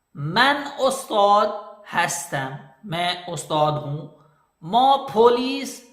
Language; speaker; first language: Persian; non-native, fluent; Urdu